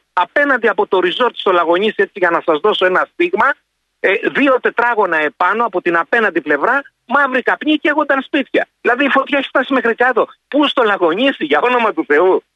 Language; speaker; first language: Greek; native; Greek